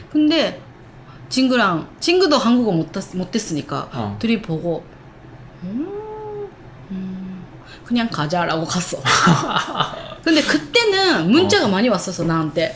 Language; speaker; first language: Korean; non-native, learner; Japanese